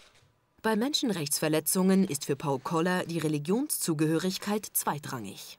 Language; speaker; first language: German; native; German